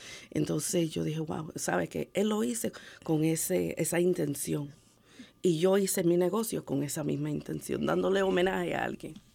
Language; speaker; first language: Spanish; early bilingual, heritage; Spanish